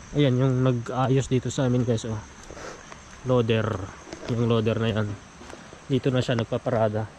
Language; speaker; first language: Filipino; non-native, local second language; Iloko